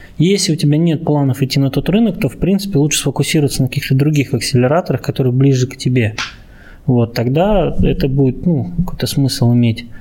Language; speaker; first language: Russian; native; Russian